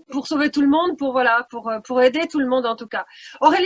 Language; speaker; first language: French; native; French